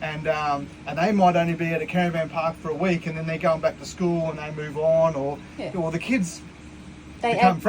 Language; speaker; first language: English; native; English